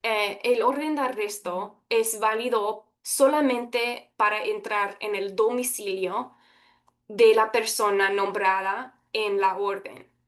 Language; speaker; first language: Spanish; early bilingual, heritage; Spanish